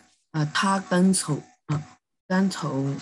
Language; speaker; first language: Chinese; non-native, learner; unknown